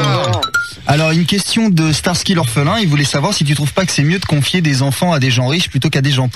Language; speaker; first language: French; native; French